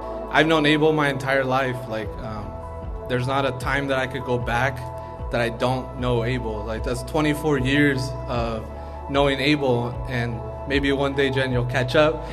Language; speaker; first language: English; early bilingual, other home language; Spanish